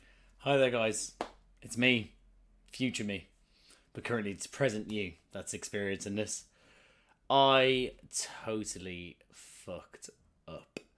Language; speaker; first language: English; native; English